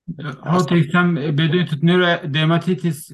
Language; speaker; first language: German; non-native, learner; Turkish